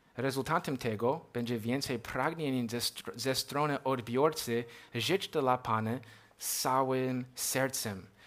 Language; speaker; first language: Polish; non-native, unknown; English